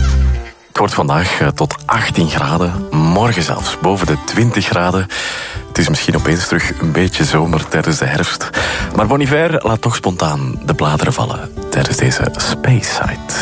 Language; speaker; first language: Dutch; native; Dutch